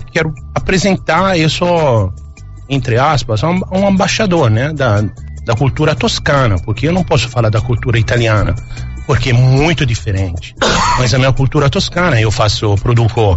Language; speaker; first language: Portuguese; non-native, fluent; Italian